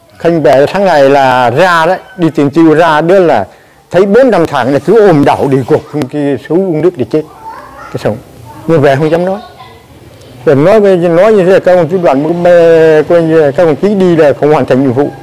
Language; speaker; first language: Vietnamese; native; Vietnamese